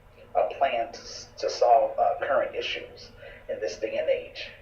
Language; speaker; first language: English; native; English